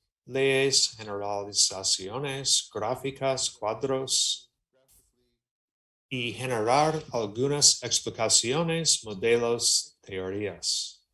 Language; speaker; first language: Spanish; non-native, learner; English